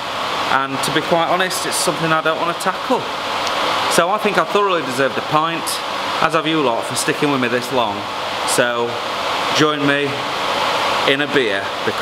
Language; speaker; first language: English; native; English